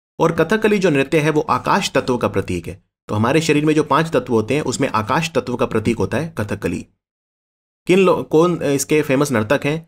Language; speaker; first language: Hindi; native; Hindi